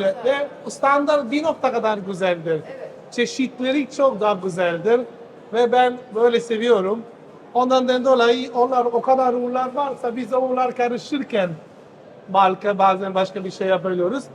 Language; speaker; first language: Turkish; non-native, fluent; Italian